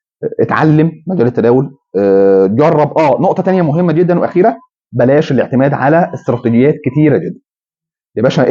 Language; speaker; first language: Arabic; native; Arabic